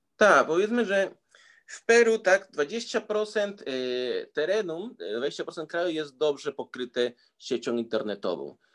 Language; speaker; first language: Polish; early bilingual, heritage; Spanish